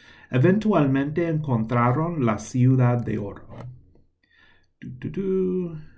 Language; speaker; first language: Spanish; non-native, fluent; English